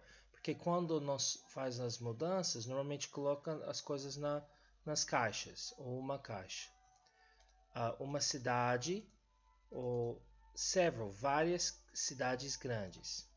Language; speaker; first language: Portuguese; non-native, fluent; English